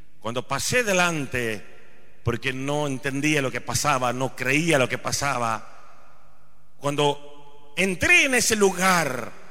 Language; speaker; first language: Spanish; non-native, fluent; Hindi